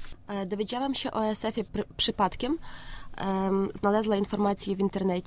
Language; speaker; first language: Polish; non-native, learner; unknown